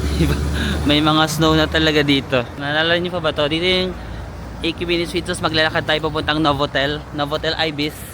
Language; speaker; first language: Filipino; native; Filipino